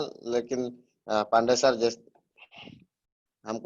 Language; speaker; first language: Hindi; non-native, local second language; Odia